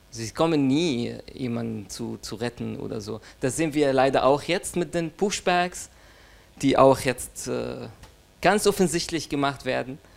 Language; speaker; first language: German; non-native, fluent; Arabic